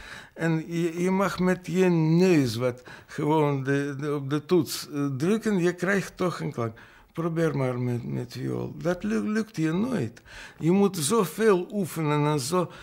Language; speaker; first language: Dutch; non-native, fluent; Russian